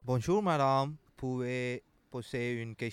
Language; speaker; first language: French; non-native, learner; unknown